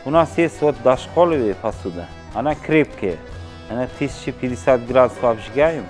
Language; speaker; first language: Russian; non-native, learner; Uzbek